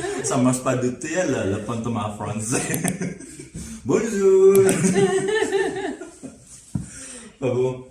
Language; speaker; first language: French; non-native, learner; Indonesian